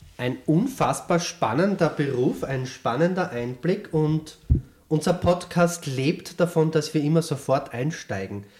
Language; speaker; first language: German; native; German